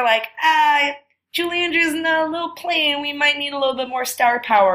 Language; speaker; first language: English; non-native, fluent; Chinese